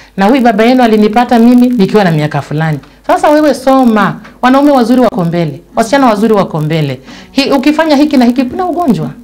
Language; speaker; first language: Swahili; non-native, local second language; Luyia